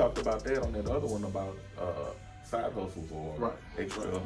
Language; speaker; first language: English; native; English